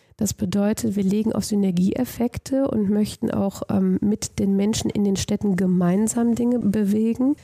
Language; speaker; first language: German; native; German